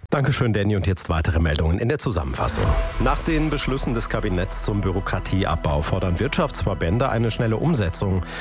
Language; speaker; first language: German; native; German